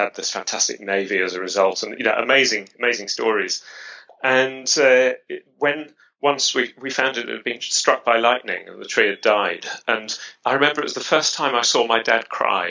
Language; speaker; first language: English; native; English